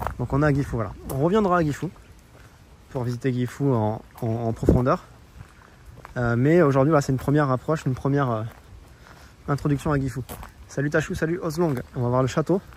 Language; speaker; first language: French; native; French